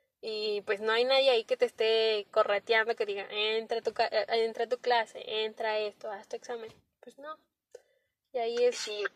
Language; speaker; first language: Spanish; native; Spanish